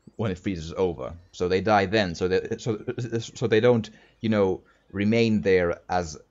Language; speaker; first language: English; non-native, fluent; Finnish